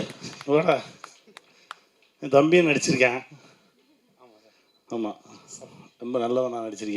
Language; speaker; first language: Tamil; native; Tamil